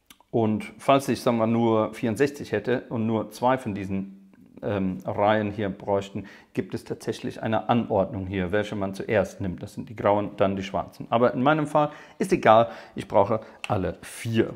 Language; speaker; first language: German; non-native, fluent; English